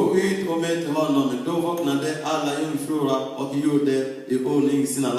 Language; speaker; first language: Swedish; non-native, fluent; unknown